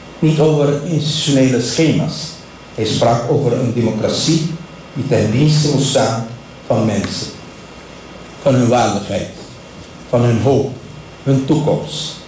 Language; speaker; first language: Dutch; non-native, local second language; Papiamento